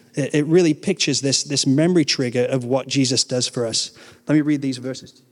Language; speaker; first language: English; native; English